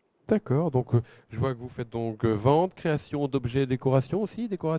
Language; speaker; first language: French; native; French